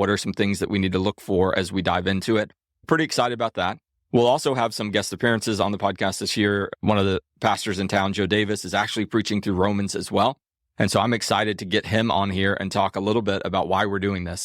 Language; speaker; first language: English; native; English